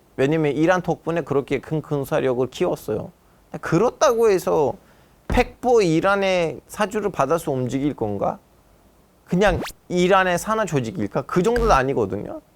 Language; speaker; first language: Korean; non-native, fluent; Turkish